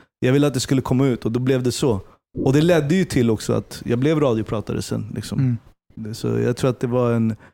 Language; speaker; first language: Swedish; early bilingual, other home language; Persian